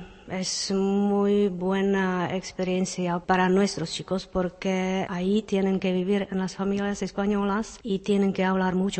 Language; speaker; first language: Spanish; non-native, fluent; Czech